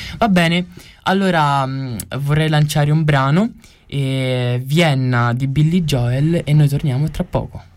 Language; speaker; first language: Italian; early bilingual, other home language; Romanian